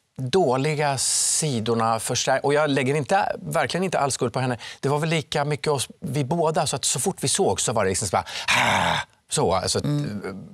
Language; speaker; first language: Swedish; early bilingual, other home language; Finnish